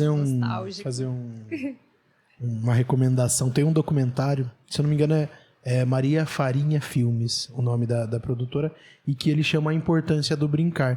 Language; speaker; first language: Portuguese; native; Portuguese